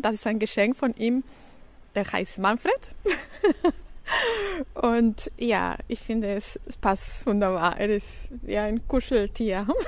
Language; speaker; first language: German; non-native, fluent; Spanish